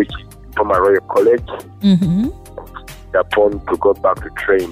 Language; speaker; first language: English; non-native, local second language; Ganda